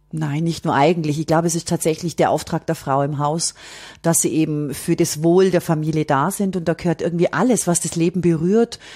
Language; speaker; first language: German; native; German